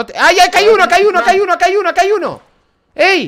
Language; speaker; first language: Spanish; native; Spanish